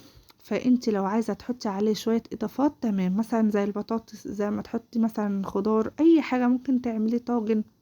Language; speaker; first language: Arabic; native; Arabic